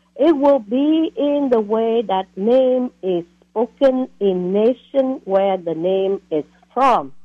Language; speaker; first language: English; non-native, fluent; Vietnamese